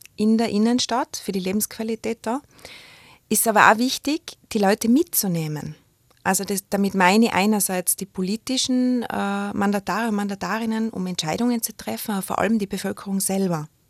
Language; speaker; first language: German; native; German